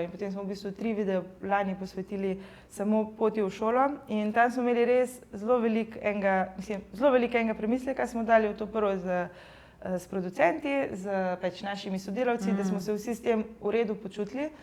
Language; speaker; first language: Slovenian; native; Slovenian